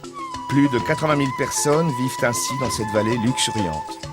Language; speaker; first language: French; native; French